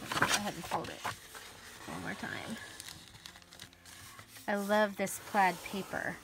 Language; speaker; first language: English; native; English